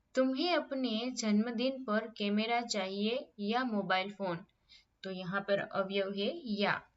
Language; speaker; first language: Hindi; non-native, local second language; Gujarati